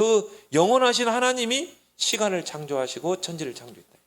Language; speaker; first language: Korean; native; Korean